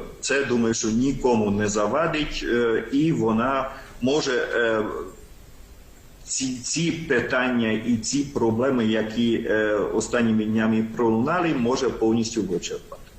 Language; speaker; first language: Ukrainian; non-native, local second language; Hungarian